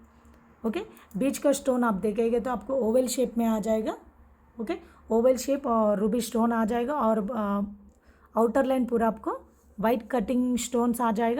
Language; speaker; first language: Hindi; non-native, local second language; Telugu